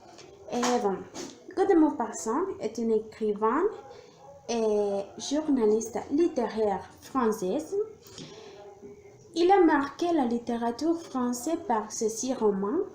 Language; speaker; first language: French; non-native, learner; Spanish